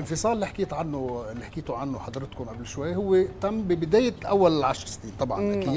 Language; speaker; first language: Arabic; native; Arabic